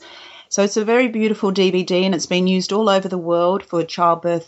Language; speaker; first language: English; native; English